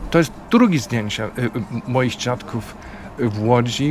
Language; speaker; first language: Polish; non-native, fluent; German